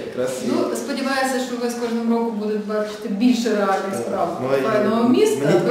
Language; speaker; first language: Ukrainian; native; Ukrainian